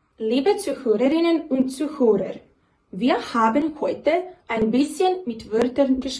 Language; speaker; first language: German; non-native, learner; Croatian